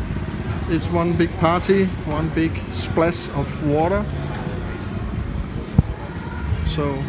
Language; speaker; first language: English; non-native, fluent; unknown